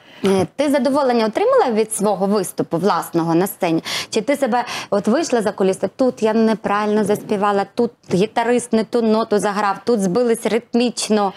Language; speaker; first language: Ukrainian; native; Ukrainian